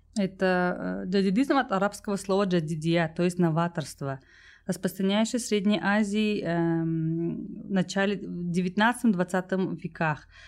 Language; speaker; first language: Russian; non-native, local second language; Tajik